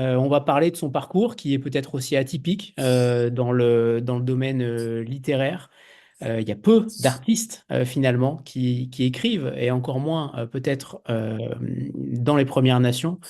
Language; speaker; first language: French; native; French